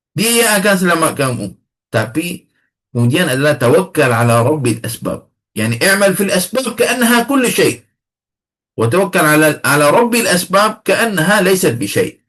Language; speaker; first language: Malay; non-native, fluent; Arabic